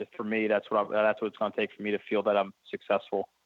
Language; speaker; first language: English; native; English